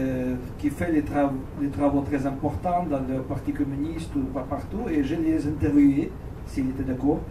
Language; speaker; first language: French; non-native, learner; Russian